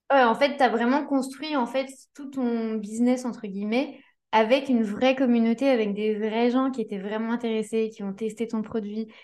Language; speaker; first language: French; native; French